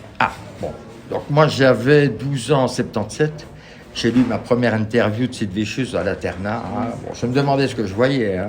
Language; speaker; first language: French; native; French